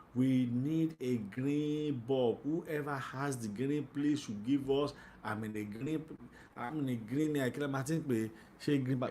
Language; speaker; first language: English; non-native, local second language; Yoruba